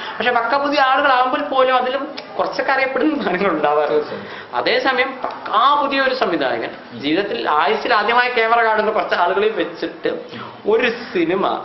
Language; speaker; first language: Malayalam; non-native, local second language; Hindi